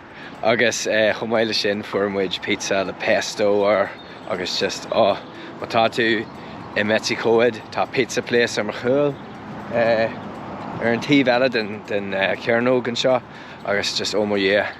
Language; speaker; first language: Irish; non-native, local second language; English